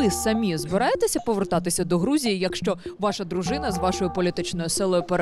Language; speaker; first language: Ukrainian; native; Ukrainian